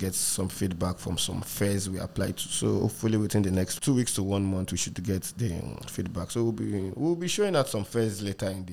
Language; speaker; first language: English; non-native, local second language; Yoruba